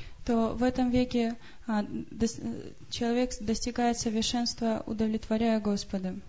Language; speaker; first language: Russian; native; Russian